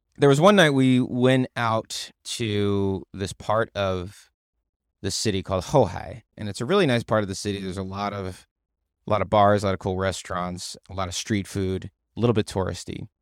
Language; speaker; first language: English; native; English